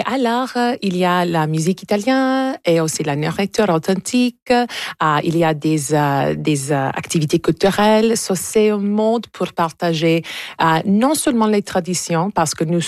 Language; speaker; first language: French; non-native, local second language; English